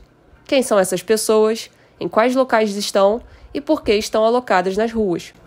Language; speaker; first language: Portuguese; native; Portuguese